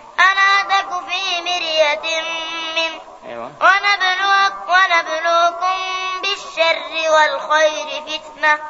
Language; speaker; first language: Arabic; native; Arabic